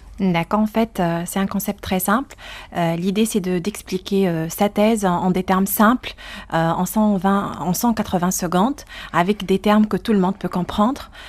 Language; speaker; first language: French; non-native, local second language; Arabic